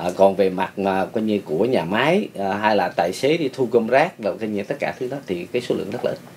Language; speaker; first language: Vietnamese; native; Vietnamese